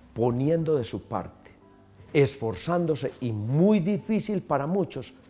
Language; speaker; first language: Spanish; native; Spanish